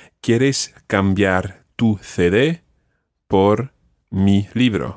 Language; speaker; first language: Spanish; non-native, fluent; English